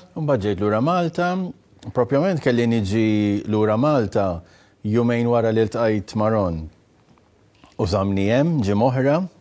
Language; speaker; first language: Maltese; native; Maltese